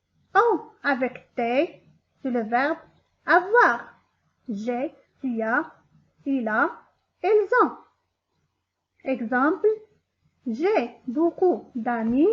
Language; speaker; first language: French; non-native, local second language; Arabic